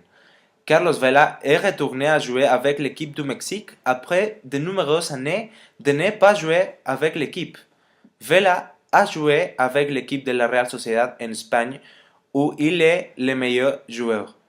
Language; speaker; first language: French; non-native, learner; Spanish